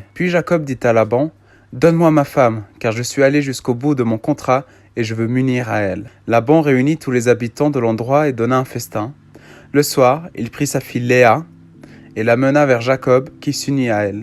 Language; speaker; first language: French; native; French